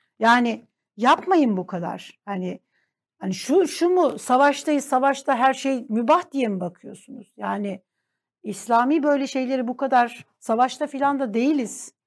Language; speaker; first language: Turkish; native; Turkish